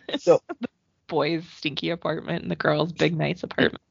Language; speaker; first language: English; native; English